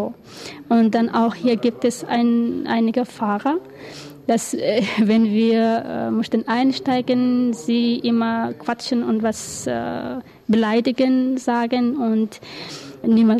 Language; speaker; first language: German; non-native, learner; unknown